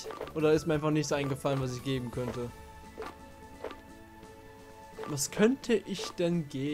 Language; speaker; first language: German; native; German